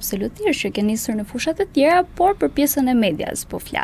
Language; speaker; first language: Albanian; native; Albanian